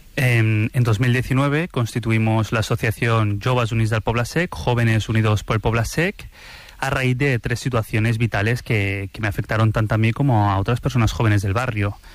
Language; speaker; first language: Spanish; early bilingual, other home language; Arabic